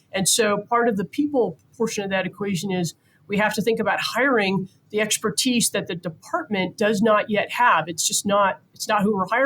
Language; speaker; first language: English; native; English